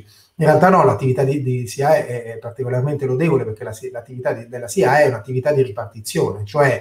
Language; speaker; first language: Italian; native; Italian